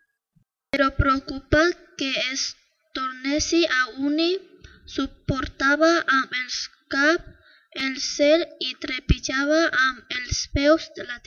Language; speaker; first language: Catalan; non-native, learner; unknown